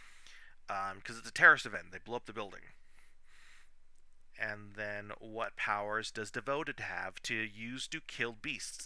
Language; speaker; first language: English; native; English